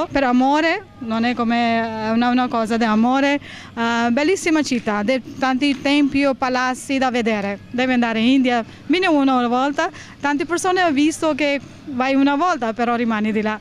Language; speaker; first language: Italian; non-native, learner; Hindi